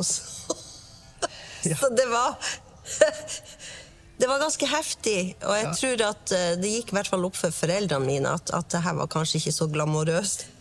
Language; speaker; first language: Norwegian; native; Norwegian